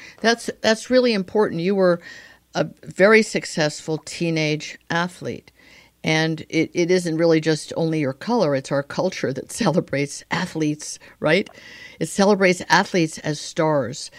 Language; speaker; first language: English; native; English